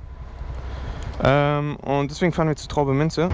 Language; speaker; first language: German; native; German